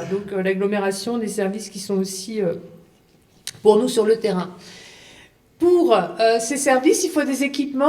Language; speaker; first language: French; native; French